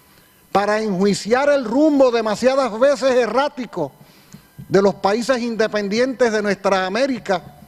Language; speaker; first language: Spanish; native; Spanish